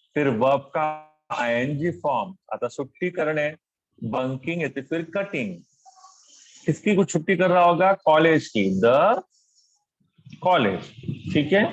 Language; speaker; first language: Hindi; non-native, local second language; Marathi